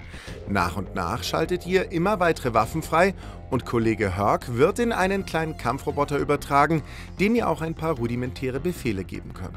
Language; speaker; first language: German; native; German